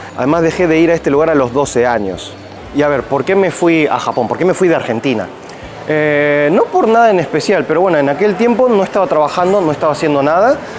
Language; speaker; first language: Spanish; native; Spanish